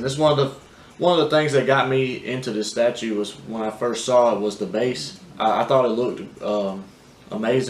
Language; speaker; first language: English; native; English